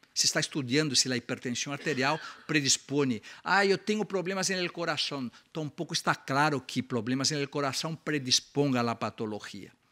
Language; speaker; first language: Portuguese; native; Portuguese